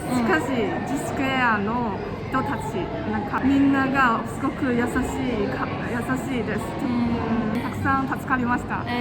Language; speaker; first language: Japanese; non-native, fluent; Chinese